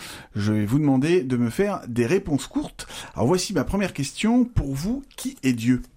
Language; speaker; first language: French; native; French